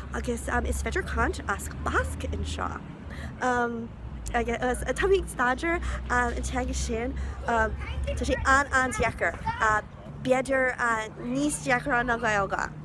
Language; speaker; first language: Irish; non-native, learner; English